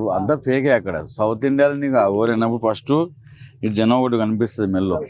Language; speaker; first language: Telugu; native; Telugu